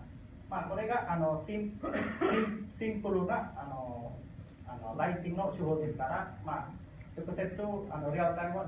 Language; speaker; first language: Japanese; non-native, learner; Indonesian